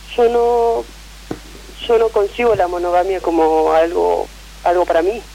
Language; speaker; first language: Spanish; native; Spanish